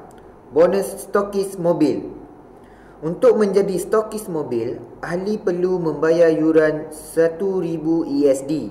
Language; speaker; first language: Malay; native; Malay